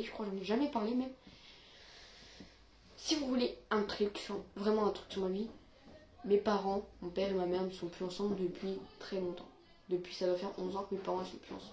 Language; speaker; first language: French; native; French